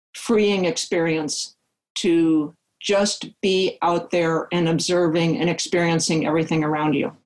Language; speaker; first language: English; native; English